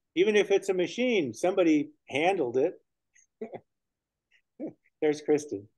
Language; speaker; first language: English; native; English